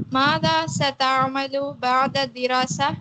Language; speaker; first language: Arabic; non-native, learner; Tamil